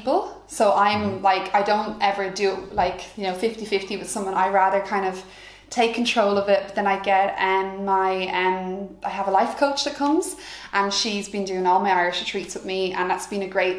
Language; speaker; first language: English; native; English